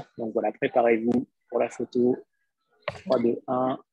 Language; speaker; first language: French; native; French